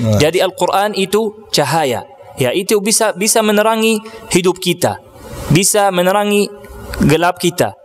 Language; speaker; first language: Malay; non-native, fluent; Arabic